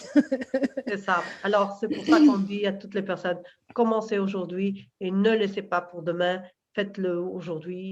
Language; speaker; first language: French; non-native, fluent; Portuguese